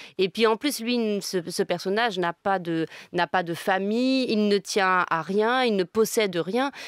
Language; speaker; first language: French; native; French